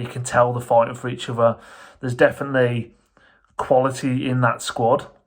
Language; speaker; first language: English; native; English